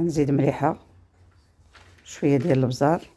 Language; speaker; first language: Arabic; native; Arabic